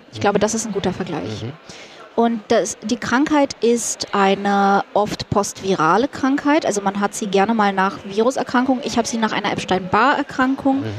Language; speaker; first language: German; early bilingual, other home language; Russian